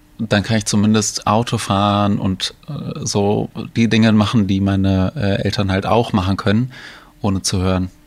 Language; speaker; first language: German; native; German